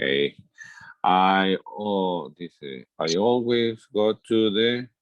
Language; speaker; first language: English; non-native, learner; Spanish